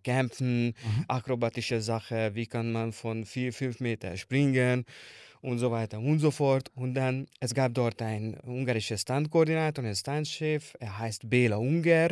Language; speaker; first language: German; non-native, learner; Hungarian